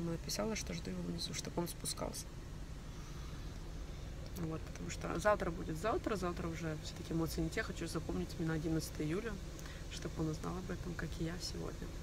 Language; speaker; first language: Russian; native; Russian